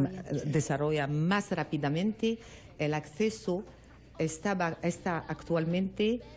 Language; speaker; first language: Spanish; non-native, learner; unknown